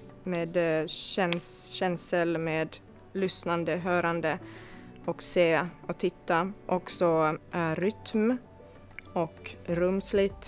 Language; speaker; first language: Swedish; non-native, fluent; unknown